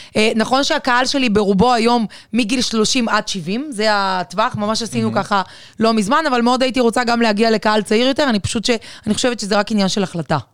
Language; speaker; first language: Hebrew; non-native, fluent; Bulgarian